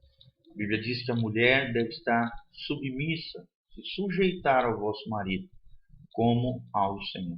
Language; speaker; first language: Portuguese; native; Portuguese